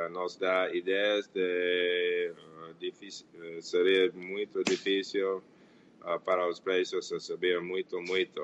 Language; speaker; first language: Portuguese; non-native, fluent; English